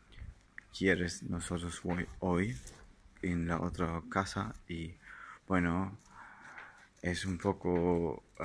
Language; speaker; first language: Spanish; non-native, learner; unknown